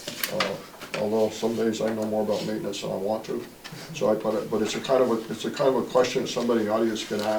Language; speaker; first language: English; native; English